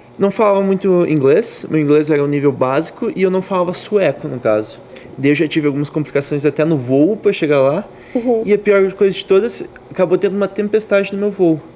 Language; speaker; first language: Portuguese; native; Portuguese